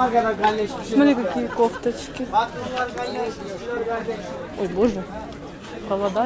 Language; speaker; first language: Russian; native; Russian